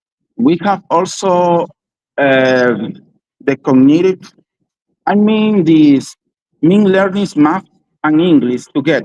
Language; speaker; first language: English; non-native, learner; Spanish